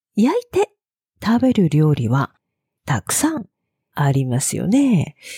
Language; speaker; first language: Japanese; native; Japanese